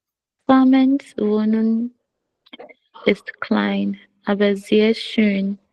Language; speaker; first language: German; non-native, learner; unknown